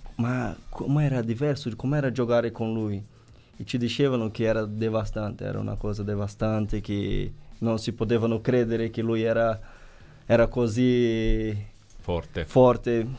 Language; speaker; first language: Italian; non-native, fluent; Portuguese